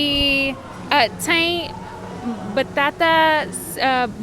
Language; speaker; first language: Portuguese; non-native, learner; English